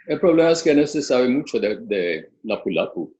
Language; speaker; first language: Spanish; non-native, fluent; Filipino